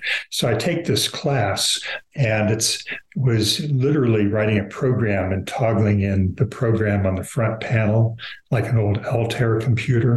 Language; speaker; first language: English; native; English